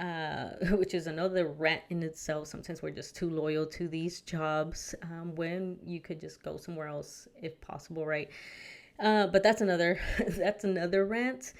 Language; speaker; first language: English; early bilingual, other home language; Spanish